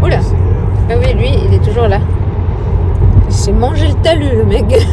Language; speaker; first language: French; native; French